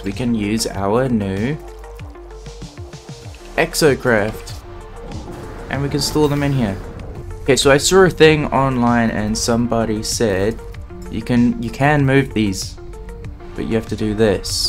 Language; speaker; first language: English; native; English